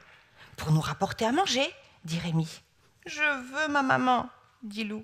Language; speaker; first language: French; native; French